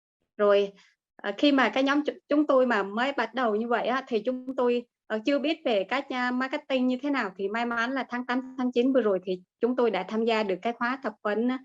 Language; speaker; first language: Vietnamese; native; Vietnamese